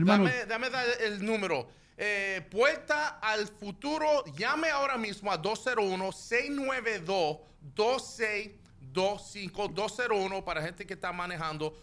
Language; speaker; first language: Spanish; early bilingual, heritage; Spanish